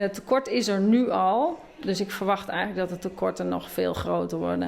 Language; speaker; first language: Dutch; native; Dutch